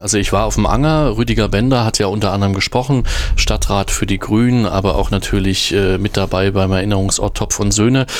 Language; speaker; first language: German; native; German